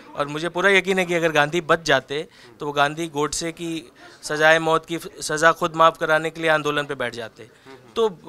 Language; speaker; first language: Hindi; native; Hindi